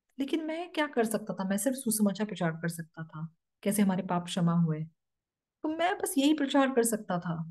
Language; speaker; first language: Hindi; non-native, fluent; Korean